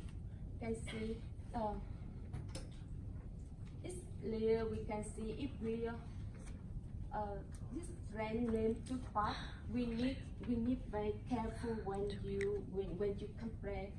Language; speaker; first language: English; non-native, learner; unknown